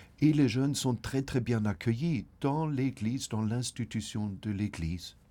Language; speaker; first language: French; non-native, fluent; German